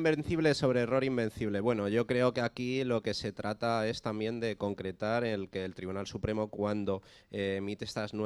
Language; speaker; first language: Spanish; native; Spanish